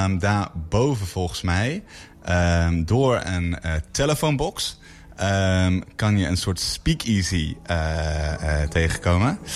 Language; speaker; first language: Dutch; early bilingual, heritage; English